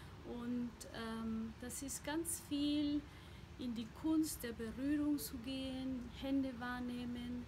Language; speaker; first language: German; non-native, fluent; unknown